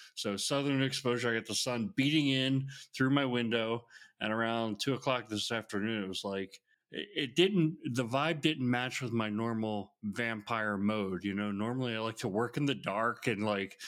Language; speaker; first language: English; native; English